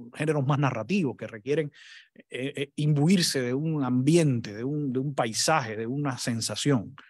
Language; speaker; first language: Spanish; native; Spanish